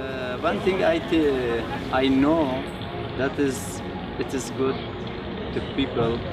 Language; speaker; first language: English; non-native, learner; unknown